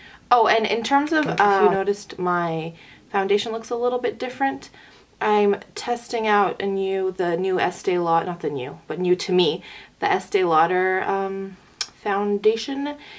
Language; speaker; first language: English; early bilingual, other home language; Arabic